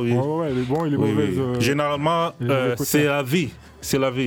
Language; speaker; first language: French; non-native, learner; Swahili